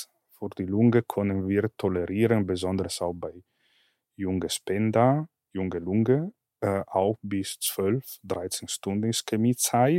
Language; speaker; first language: German; non-native, fluent; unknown